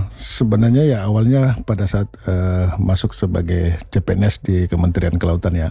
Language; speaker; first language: Indonesian; non-native, local second language; Buginese